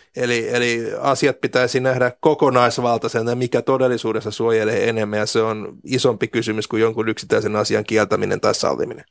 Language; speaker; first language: Finnish; native; Finnish